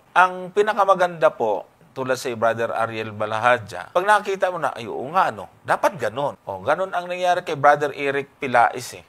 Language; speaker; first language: Filipino; non-native, local second language; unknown